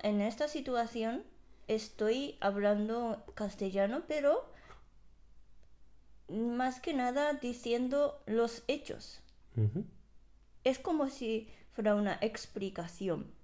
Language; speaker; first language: Spanish; non-native, fluent; Japanese